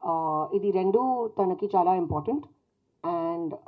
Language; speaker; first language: Telugu; non-native, fluent; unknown